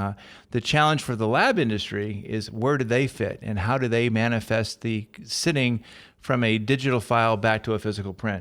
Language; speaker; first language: English; native; English